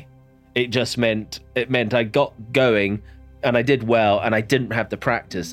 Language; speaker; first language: English; native; English